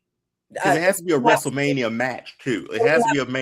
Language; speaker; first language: English; native; English